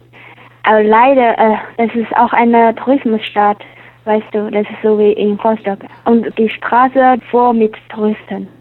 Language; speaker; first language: German; non-native, learner; Chinese